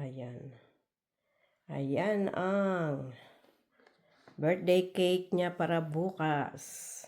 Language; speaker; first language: Filipino; native; Filipino